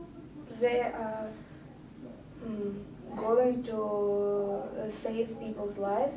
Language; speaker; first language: English; non-native, learner; Russian